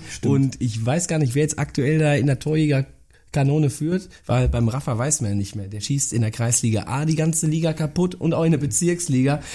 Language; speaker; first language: German; native; German